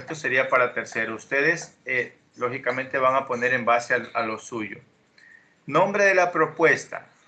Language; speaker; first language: Spanish; native; Spanish